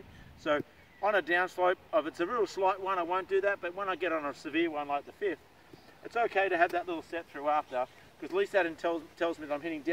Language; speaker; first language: English; native; English